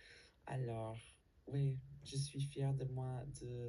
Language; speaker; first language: French; non-native, learner; English